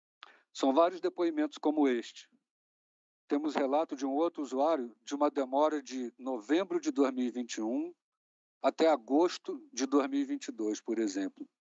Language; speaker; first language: Portuguese; native; Portuguese